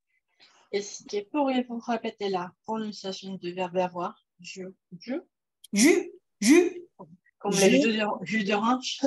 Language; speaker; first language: French; non-native, fluent; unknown